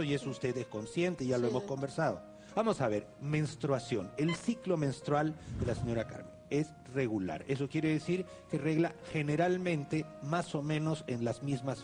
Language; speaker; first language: Spanish; native; Spanish